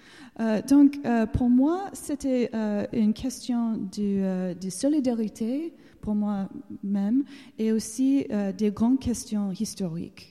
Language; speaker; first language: French; non-native, learner; English